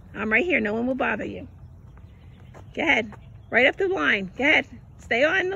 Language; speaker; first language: English; native; English